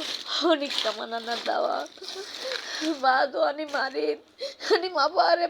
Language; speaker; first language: Arabic; non-native, learner; Bangla